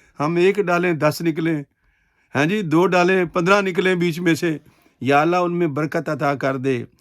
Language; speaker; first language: Urdu; non-native, local second language; Punjabi